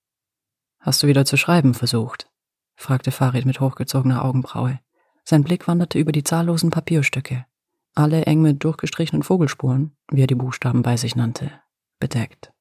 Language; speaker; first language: German; native; German